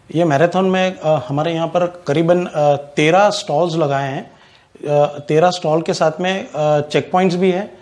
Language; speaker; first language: Hindi; non-native, local second language; Gujarati